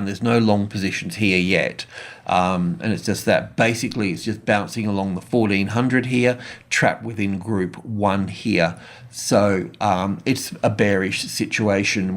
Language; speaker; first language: English; native; English